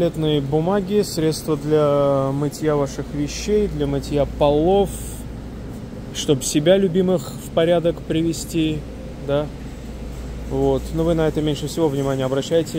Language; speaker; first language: Russian; native; Russian